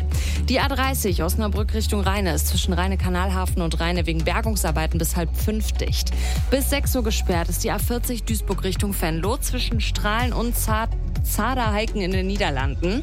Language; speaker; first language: German; native; German